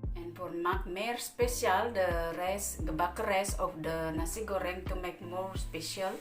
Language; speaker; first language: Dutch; non-native, learner; Indonesian